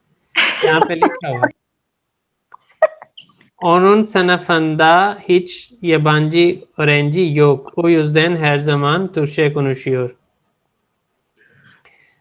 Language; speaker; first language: Turkish; non-native, fluent; Urdu